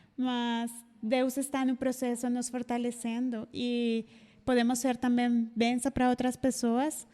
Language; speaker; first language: Portuguese; non-native, fluent; Spanish